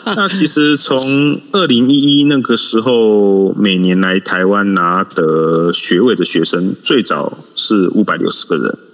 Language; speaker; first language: Chinese; native; Chinese